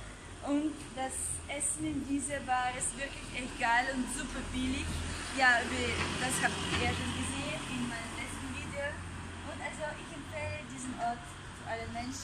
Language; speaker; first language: German; non-native, fluent; Russian